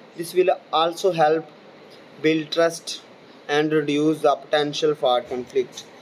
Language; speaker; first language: English; non-native, local second language; Urdu